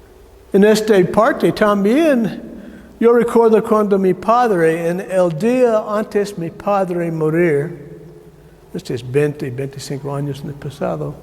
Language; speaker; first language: Spanish; non-native, learner; English